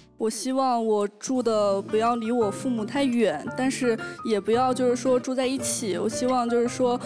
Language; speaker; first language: Chinese; native; Chinese